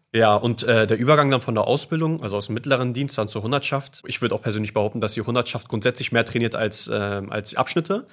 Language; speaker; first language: German; native; German